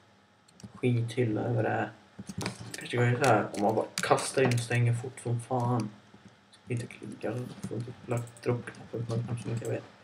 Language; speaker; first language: Swedish; native; Swedish